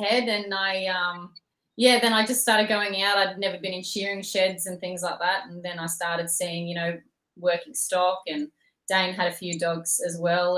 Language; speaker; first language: English; native; English